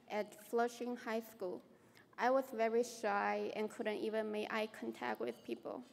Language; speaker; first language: English; non-native, fluent; Chinese